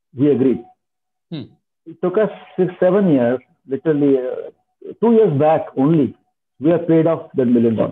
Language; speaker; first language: English; non-native, local second language; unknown